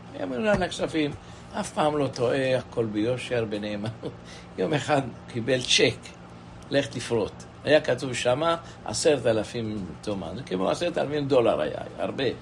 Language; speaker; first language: Hebrew; non-native, fluent; Persian